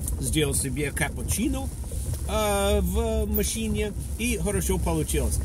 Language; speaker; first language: Russian; non-native, fluent; English